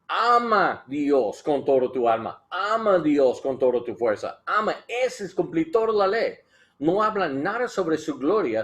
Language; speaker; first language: Spanish; non-native, learner; English